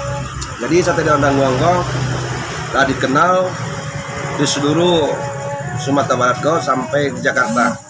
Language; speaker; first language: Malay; non-native, local second language; Minangkabau